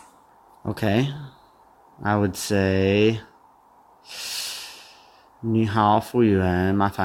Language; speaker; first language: Chinese; non-native, learner; English